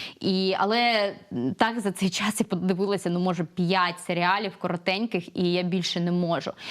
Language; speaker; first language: Ukrainian; non-native, local second language; Russian